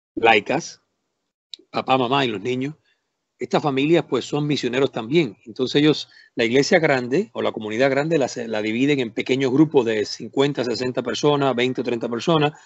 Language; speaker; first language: Spanish; native; Spanish